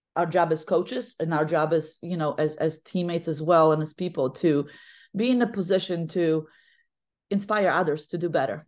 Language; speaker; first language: English; non-native, fluent; Polish